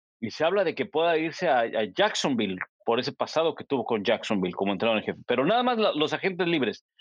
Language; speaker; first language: Spanish; native; Spanish